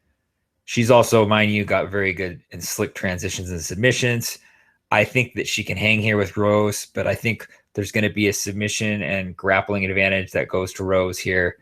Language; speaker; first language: English; native; English